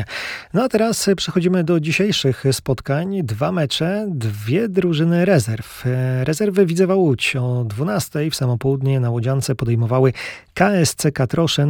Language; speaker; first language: Polish; native; Polish